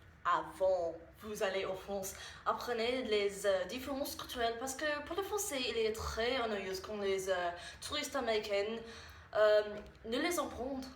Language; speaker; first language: French; non-native, learner; English